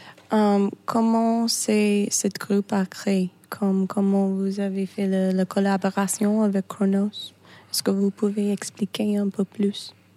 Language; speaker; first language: French; non-native, fluent; English